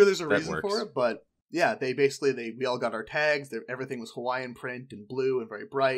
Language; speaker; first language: English; native; English